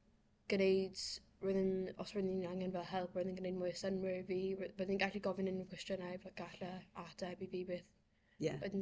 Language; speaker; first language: Welsh; non-native, local second language; English